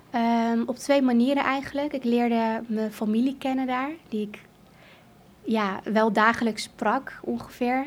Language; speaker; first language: Dutch; early bilingual, other home language; Kurdish